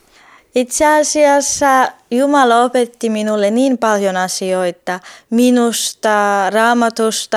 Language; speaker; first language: Finnish; non-native, fluent; Turkish